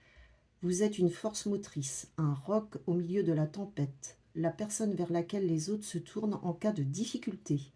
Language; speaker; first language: French; native; French